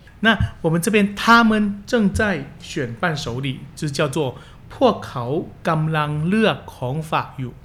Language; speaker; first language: Chinese; early bilingual, heritage; Chinese